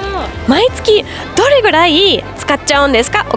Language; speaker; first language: Japanese; non-native, fluent; English